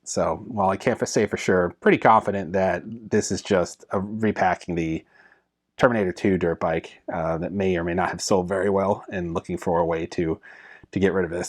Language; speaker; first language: English; native; English